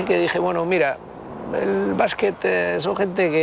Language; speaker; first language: Spanish; native; Spanish